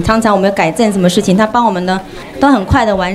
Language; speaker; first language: Chinese; native; Chinese